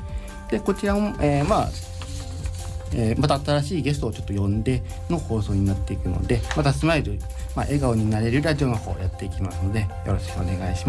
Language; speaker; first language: Japanese; native; Japanese